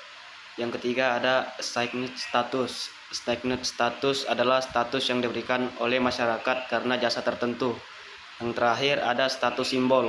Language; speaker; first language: Indonesian; native; Indonesian